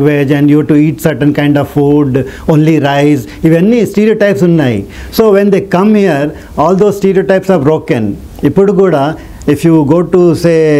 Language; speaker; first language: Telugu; non-native, local second language; Rajasthani